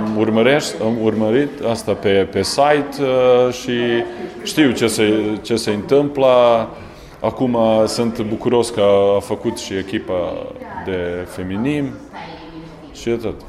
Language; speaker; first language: Romanian; non-native, learner; Serbian